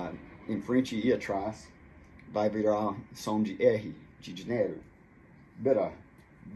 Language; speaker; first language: Portuguese; non-native, fluent; English